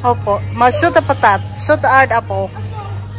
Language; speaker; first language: Dutch; non-native, learner; Waray